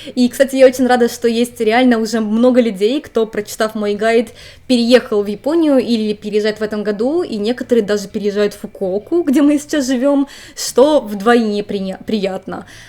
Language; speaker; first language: Russian; native; Russian